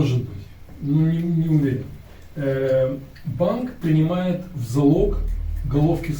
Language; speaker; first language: Russian; native; Russian